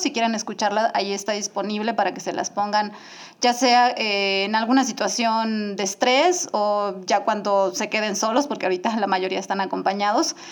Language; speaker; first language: Spanish; native; Spanish